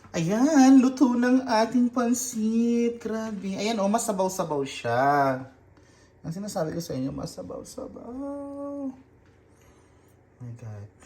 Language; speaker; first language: Filipino; non-native, local second language; Cebuano